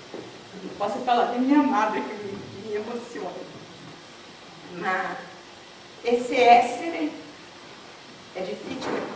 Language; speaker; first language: Italian; non-native, learner; Portuguese